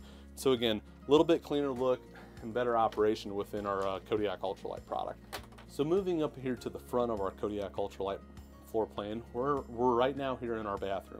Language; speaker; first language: English; native; English